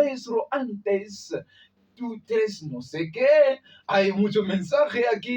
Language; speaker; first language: Spanish; non-native, learner; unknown